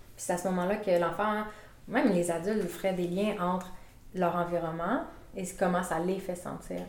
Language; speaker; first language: French; native; French